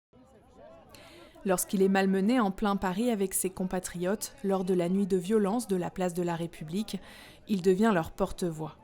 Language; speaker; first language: French; native; French